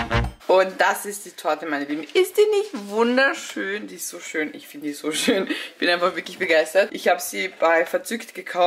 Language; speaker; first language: German; native; German